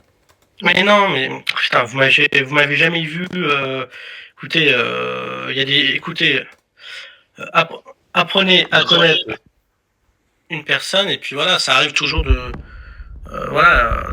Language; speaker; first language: French; native; French